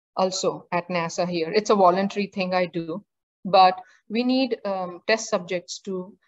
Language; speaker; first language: English; non-native, local second language; Marathi